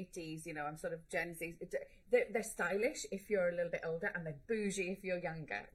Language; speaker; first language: English; native; English